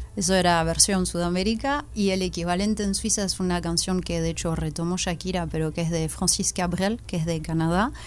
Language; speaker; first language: Spanish; early bilingual, heritage; Spanish